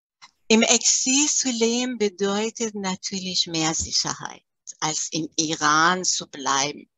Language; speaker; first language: German; early bilingual, other home language; Persian